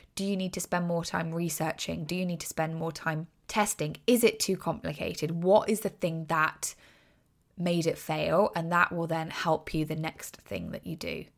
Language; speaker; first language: English; native; English